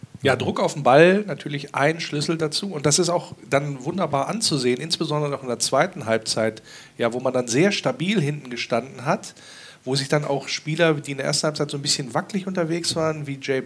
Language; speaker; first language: German; native; German